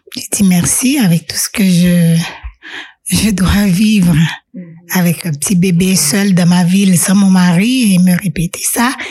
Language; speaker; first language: French; non-native, local second language; Haitian Creole